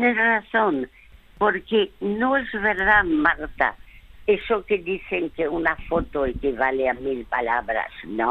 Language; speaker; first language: Spanish; early bilingual, other home language; French